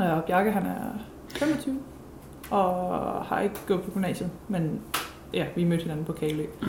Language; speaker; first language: Danish; non-native, fluent; English